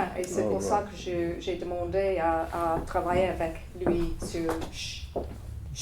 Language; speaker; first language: French; non-native, fluent; English